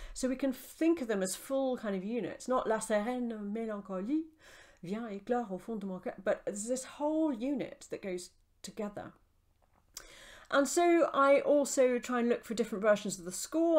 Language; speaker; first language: English; native; English